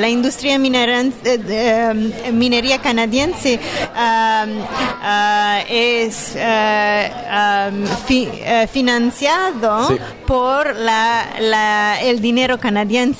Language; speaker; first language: Spanish; non-native, fluent; French